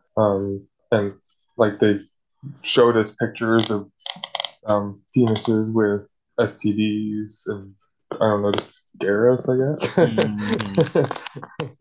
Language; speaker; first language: English; native; English